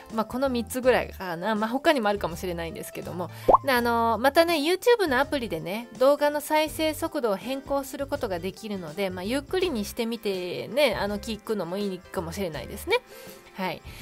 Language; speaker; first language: Japanese; native; Japanese